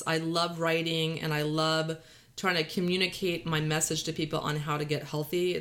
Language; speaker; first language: English; native; English